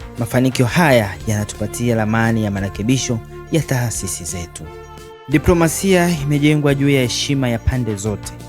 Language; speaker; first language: Swahili; native; Swahili